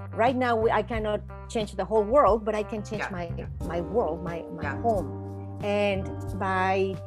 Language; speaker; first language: English; non-native, fluent; Spanish